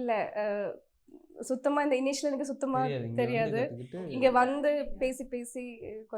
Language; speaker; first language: Tamil; non-native, learner; Malayalam